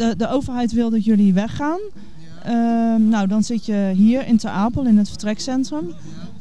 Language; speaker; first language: Dutch; native; Dutch